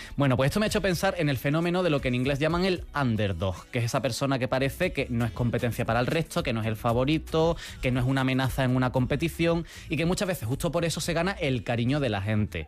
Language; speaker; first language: Spanish; native; Spanish